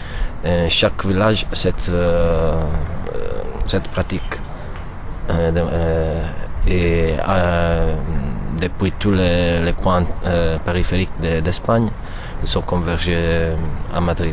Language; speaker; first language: French; non-native, learner; Italian